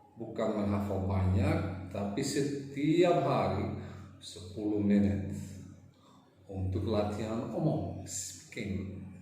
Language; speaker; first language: Indonesian; non-native, fluent; English